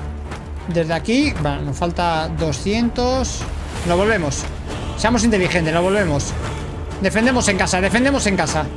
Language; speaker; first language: Spanish; native; Spanish